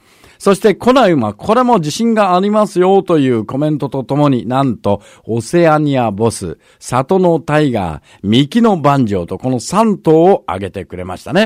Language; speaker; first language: Japanese; native; Japanese